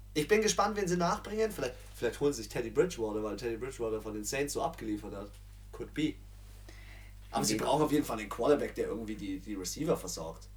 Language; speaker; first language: German; native; German